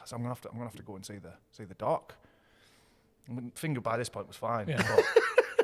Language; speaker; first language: English; native; English